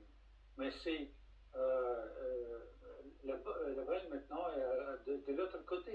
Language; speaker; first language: French; non-native, fluent; Russian